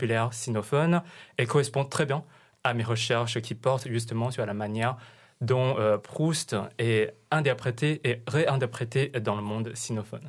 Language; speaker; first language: French; non-native, fluent; Chinese